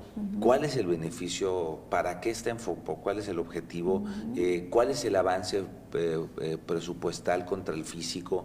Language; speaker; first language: Spanish; native; Spanish